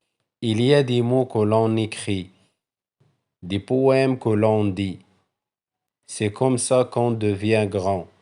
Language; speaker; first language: French; non-native, local second language; Arabic